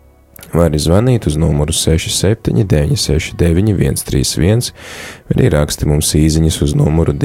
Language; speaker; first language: Latvian; native; Latvian